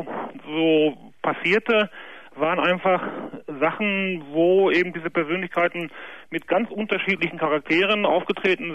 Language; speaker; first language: German; native; German